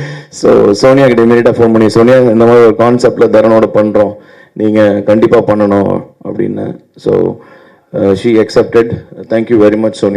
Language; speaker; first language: Tamil; native; Tamil